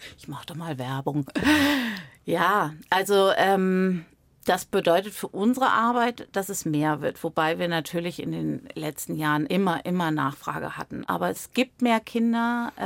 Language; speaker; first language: German; native; German